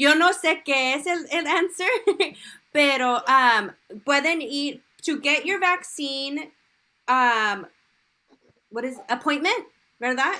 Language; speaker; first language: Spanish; early bilingual, heritage; Spanish